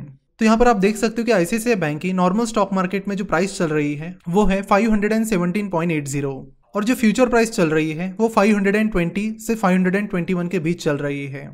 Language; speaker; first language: Hindi; non-native, local second language; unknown